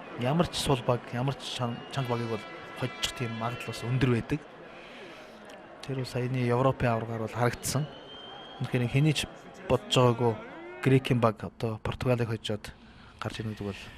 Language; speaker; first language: Mongolian; native; Mongolian